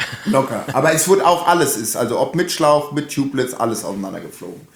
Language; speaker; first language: German; native; German